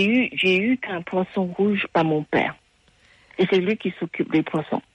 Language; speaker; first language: French; non-native, fluent; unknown